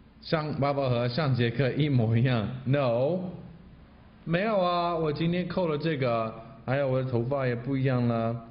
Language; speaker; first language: Chinese; non-native, fluent; English